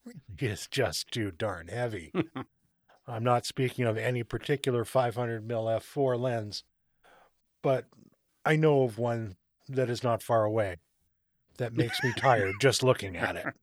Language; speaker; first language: English; native; English